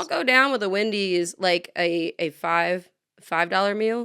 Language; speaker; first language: English; native; English